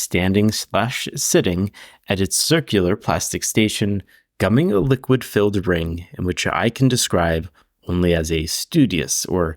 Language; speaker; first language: English; native; English